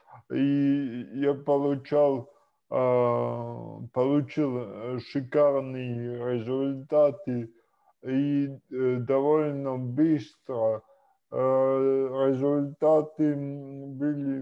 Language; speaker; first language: Russian; non-native, local second language; Latvian